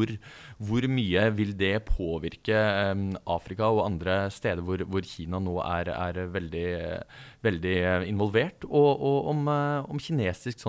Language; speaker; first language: Norwegian; native; Norwegian